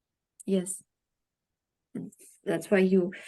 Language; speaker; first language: English; non-native, learner; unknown